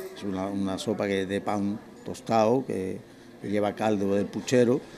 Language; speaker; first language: Spanish; native; Spanish